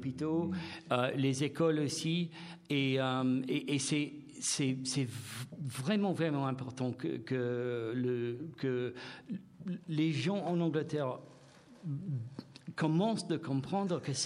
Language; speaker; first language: French; non-native, fluent; English